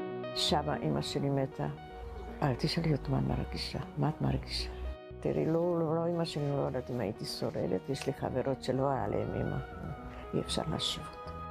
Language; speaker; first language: Hebrew; non-native, fluent; Czech